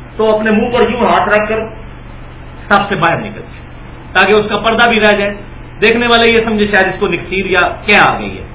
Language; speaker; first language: Urdu; non-native, local second language; Punjabi